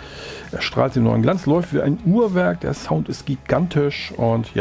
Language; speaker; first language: German; native; German